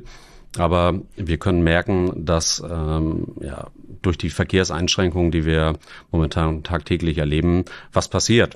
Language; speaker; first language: German; native; German